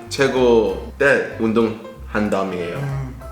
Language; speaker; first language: Korean; non-native, fluent; English